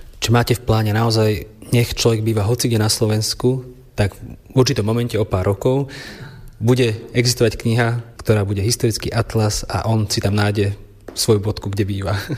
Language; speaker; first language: Slovak; native; Slovak